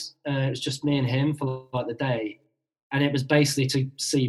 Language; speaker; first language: English; native; English